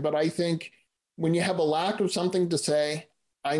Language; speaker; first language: English; native; English